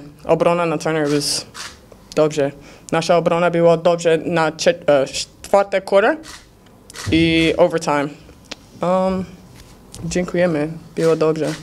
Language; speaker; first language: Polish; non-native, learner; English